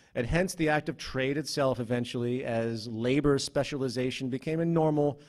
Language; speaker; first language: English; native; English